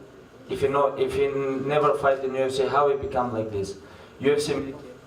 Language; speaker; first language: English; non-native, learner; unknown